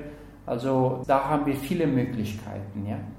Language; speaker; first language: German; non-native, learner; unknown